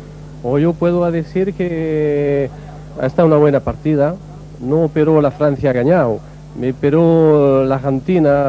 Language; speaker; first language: Spanish; non-native, learner; French